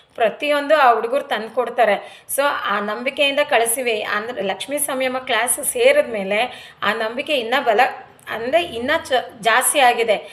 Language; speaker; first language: Kannada; non-native, local second language; Telugu